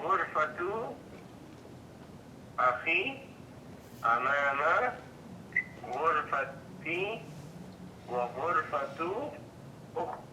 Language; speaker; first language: Arabic; non-native, learner; English